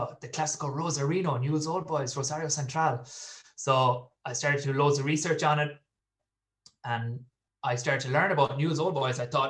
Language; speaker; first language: English; native; English